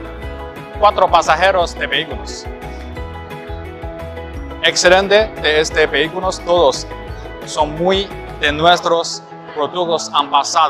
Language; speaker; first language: Spanish; non-native, learner; Chinese